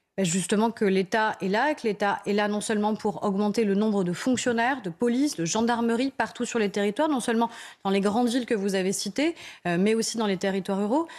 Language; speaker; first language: French; native; French